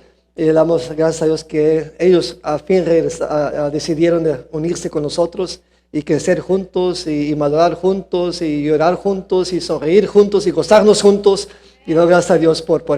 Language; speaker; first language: Spanish; early bilingual, heritage; Spanish